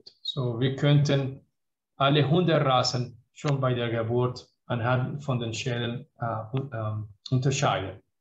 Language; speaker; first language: German; non-native, fluent; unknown